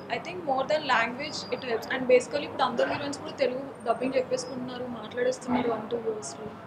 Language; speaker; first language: Telugu; non-native, local second language; Marathi